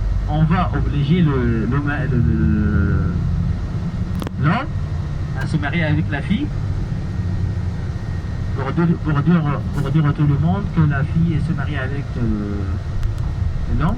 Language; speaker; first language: French; non-native, learner; Arabic